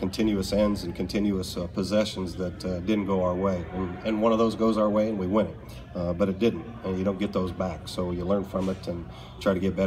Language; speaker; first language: English; native; English